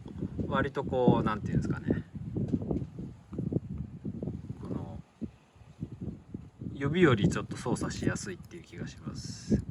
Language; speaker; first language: Japanese; native; Japanese